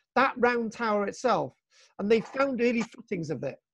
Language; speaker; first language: English; native; English